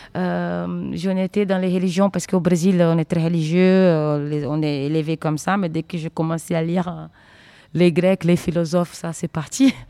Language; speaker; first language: French; non-native, fluent; Portuguese